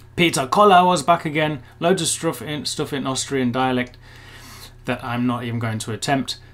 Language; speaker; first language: English; native; English